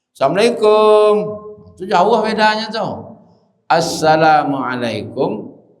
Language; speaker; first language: Malay; non-native, local second language; Minangkabau